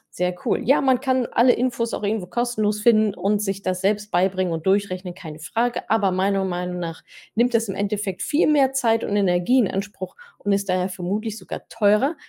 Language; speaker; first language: German; non-native, fluent; English